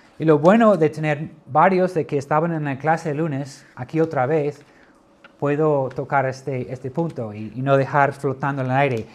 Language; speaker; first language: Spanish; non-native, fluent; English